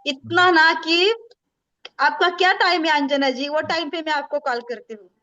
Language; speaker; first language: Hindi; non-native, local second language; Marathi